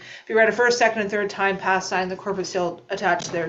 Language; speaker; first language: English; native; English